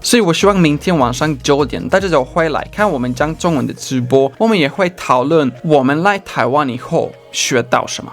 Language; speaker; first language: Chinese; non-native, fluent; Swedish